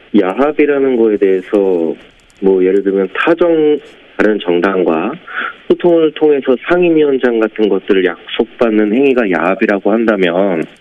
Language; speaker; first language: Korean; native; Korean